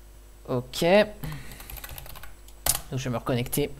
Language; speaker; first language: French; native; French